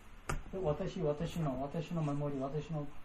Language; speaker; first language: Japanese; non-native, learner; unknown